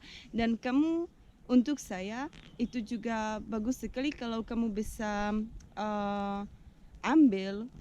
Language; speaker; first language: Indonesian; non-native, learner; Czech